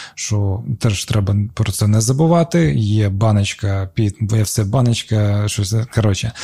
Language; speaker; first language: Ukrainian; non-native, local second language; Crimean Tatar